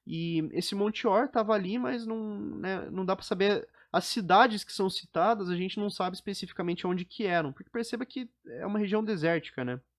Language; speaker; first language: Portuguese; native; Portuguese